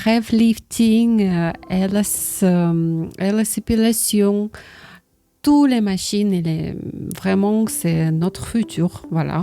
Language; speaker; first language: French; non-native, learner; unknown